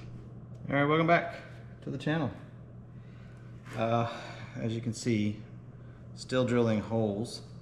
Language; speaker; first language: English; native; English